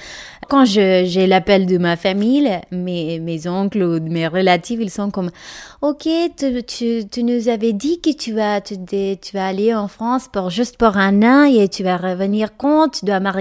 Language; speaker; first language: French; non-native, learner; Malayalam